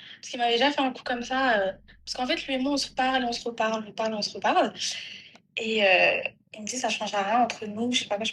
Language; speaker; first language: French; native; French